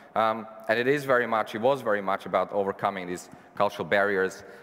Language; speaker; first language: English; non-native, fluent; Serbian